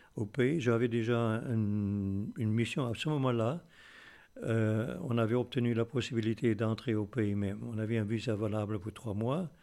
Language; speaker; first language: French; non-native, fluent; Afrikaans